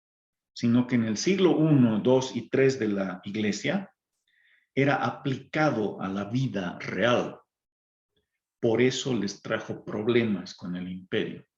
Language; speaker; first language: Spanish; native; Spanish